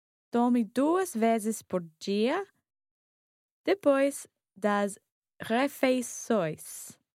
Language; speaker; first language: Portuguese; non-native, learner; English